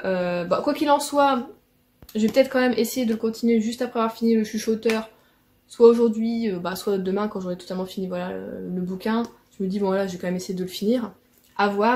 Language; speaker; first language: French; native; French